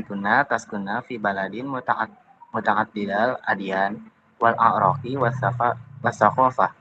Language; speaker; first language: Arabic; non-native, learner; Indonesian